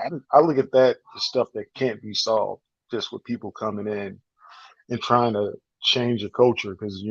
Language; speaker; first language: English; native; English